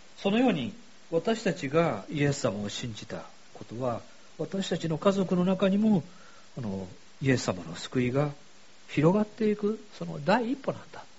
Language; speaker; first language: Japanese; native; Japanese